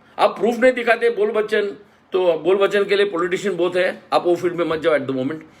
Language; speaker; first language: Hindi; non-native, local second language; Marathi